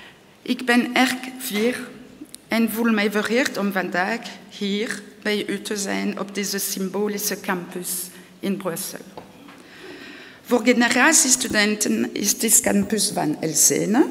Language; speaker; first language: Dutch; non-native, local second language; French